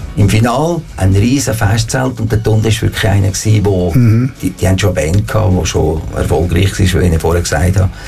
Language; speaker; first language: German; non-native, fluent; Italian